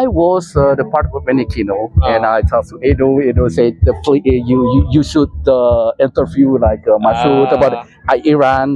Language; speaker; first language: English; non-native, fluent; Indonesian